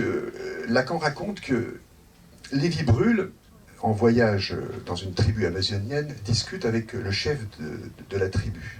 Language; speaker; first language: French; native; French